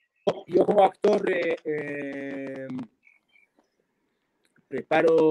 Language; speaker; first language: Spanish; non-native, fluent; Hebrew